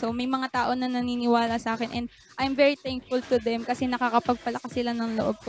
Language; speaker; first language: Filipino; native; Filipino